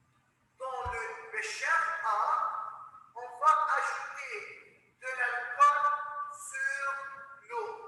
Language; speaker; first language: French; non-native, local second language; Arabic